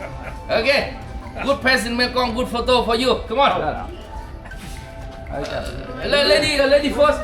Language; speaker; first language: English; non-native, learner; Vietnamese